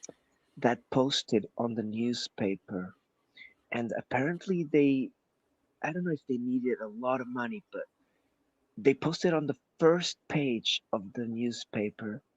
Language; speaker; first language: English; non-native, fluent; Portuguese